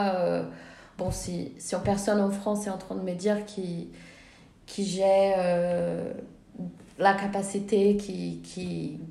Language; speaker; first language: French; non-native, fluent; Portuguese